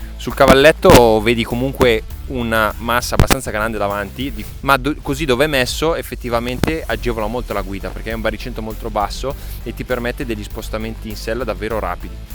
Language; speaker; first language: Italian; native; Italian